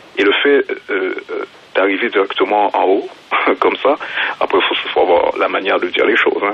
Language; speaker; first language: French; native; French